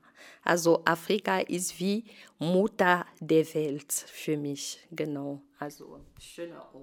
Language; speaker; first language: German; non-native, fluent; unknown